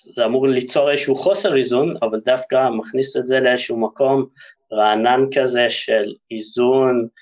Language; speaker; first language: Hebrew; native; Hebrew